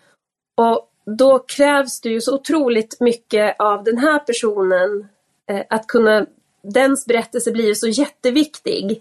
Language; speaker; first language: Swedish; native; Swedish